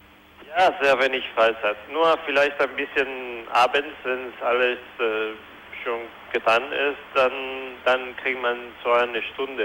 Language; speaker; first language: German; non-native, fluent; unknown